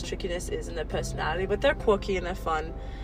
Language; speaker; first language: English; native; English